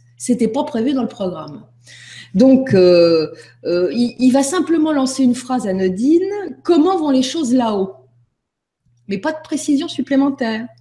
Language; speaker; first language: French; native; French